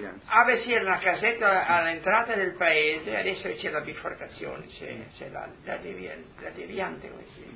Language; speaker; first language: Italian; non-native, local second language; Friulian